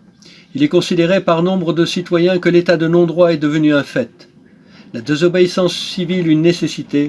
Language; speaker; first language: French; native; French